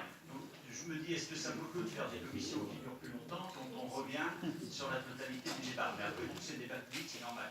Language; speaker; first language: French; native; French